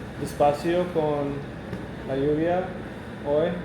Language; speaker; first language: Spanish; non-native, learner; English